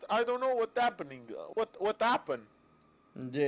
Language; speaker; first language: English; non-native, learner; Portuguese